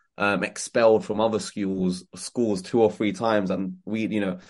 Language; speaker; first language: English; native; English